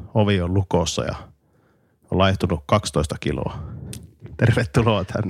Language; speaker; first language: Finnish; native; Finnish